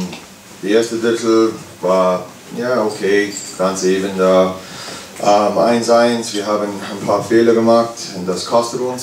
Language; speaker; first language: German; non-native, fluent; English